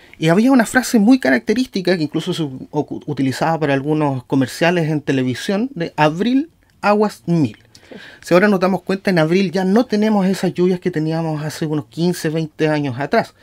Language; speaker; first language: Spanish; native; Spanish